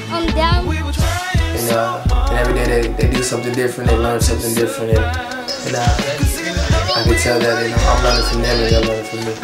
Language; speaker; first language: English; native; English